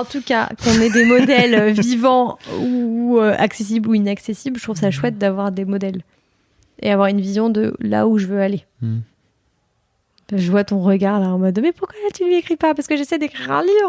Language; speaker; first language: French; native; French